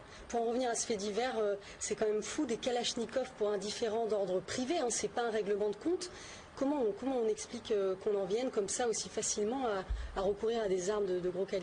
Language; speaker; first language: French; native; French